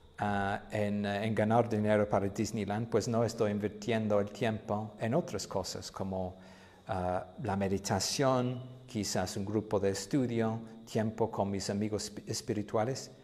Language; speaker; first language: Spanish; non-native, fluent; English